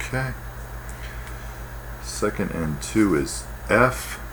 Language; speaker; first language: English; native; English